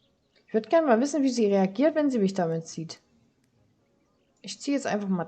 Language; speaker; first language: German; native; German